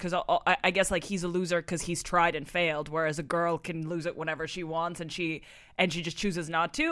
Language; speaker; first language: English; non-native, fluent; Russian